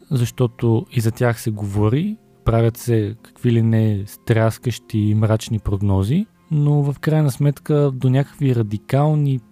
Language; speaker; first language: Bulgarian; native; Bulgarian